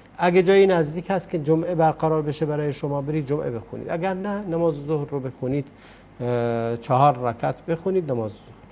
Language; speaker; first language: Persian; native; Persian